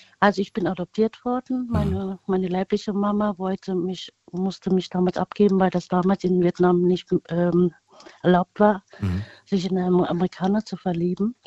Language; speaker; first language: German; early bilingual, other home language; Vietnamese